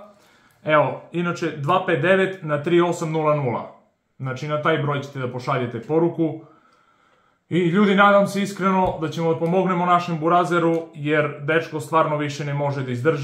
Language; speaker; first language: Serbian; native; Serbian